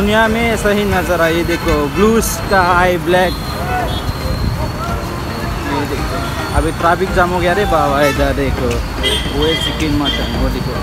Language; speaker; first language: Hindi; non-native, local second language; Bodo